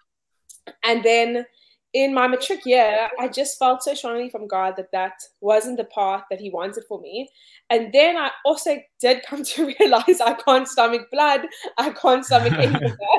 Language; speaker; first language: English; native; English